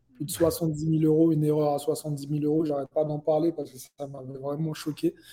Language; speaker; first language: French; native; French